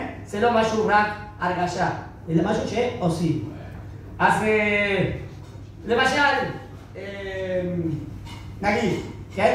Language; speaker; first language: Hebrew; non-native, fluent; Spanish